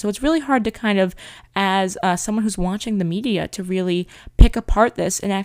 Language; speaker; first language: English; native; English